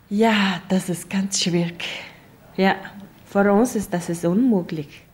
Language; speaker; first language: German; non-native, learner; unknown